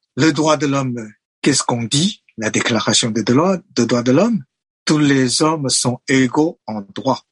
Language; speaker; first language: French; non-native, fluent; Chinese